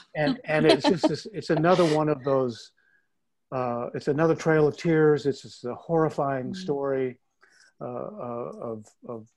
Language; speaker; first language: English; native; English